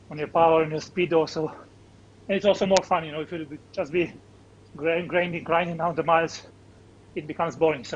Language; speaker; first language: English; non-native, fluent; Slovenian